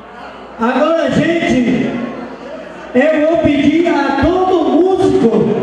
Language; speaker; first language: Portuguese; non-native, local second language; Spanish